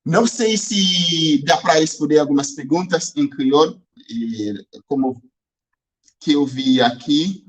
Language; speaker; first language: Portuguese; non-native, fluent; Haitian Creole